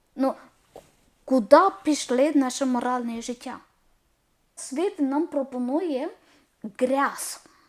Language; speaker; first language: Ukrainian; non-native, learner; Malayalam